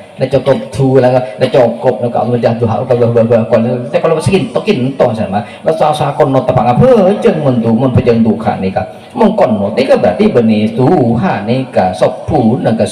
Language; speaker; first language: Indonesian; non-native, local second language; Madurese